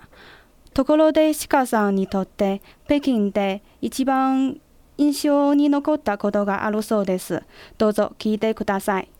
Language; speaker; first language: Japanese; non-native, fluent; Chinese